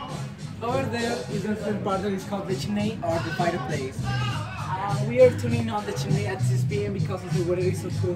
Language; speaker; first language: English; non-native, fluent; Spanish